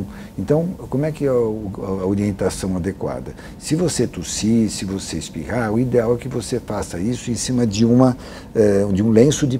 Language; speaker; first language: Portuguese; native; Portuguese